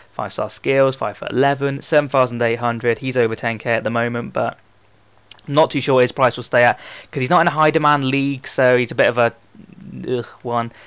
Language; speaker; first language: English; native; English